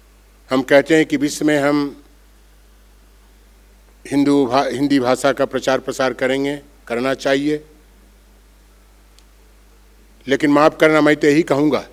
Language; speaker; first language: Hindi; non-native, local second language; Bangla